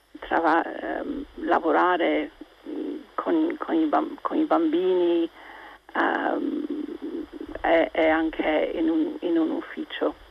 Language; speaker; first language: Italian; non-native, local second language; English